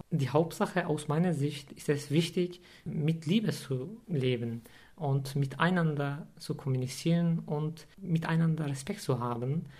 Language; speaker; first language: German; non-native, fluent; Turkish